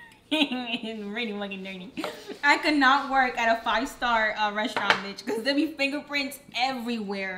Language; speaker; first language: English; early bilingual, other home language; Spanish